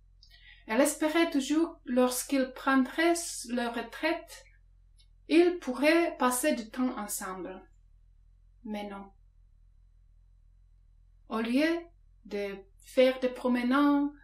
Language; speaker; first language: French; non-native, fluent; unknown